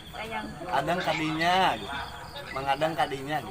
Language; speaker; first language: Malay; non-native, local second language; Sundanese